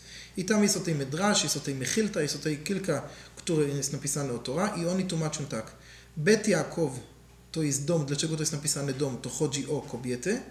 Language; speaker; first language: Polish; non-native, learner; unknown